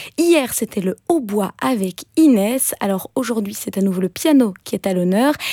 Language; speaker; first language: French; native; French